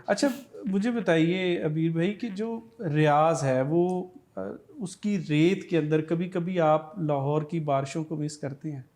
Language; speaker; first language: Urdu; native; Urdu